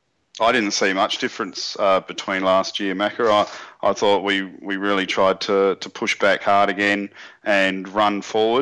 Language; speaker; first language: English; native; English